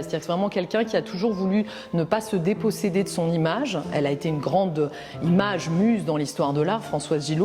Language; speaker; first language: French; native; French